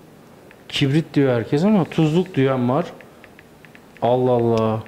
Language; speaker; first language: Turkish; native; Turkish